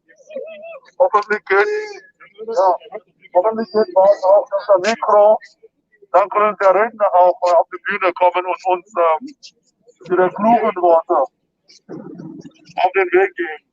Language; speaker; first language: German; non-native, fluent; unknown